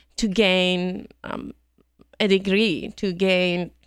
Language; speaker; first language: English; non-native, fluent; Persian